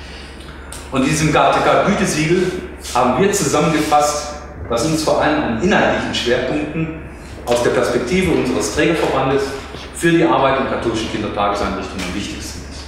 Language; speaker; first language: German; native; German